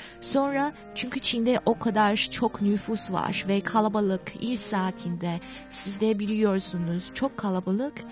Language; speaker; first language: Turkish; non-native, fluent; Chinese